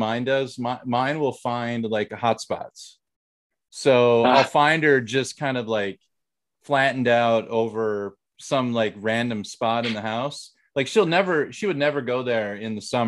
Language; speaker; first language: English; native; English